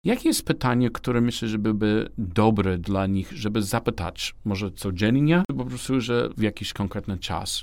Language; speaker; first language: Polish; non-native, learner; English